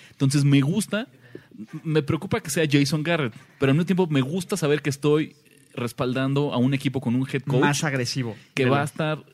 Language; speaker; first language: Spanish; native; Spanish